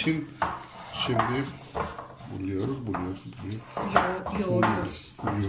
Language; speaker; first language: Turkish; non-native, learner; Spanish